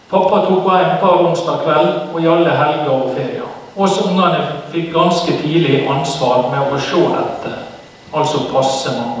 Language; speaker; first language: Norwegian; native; Norwegian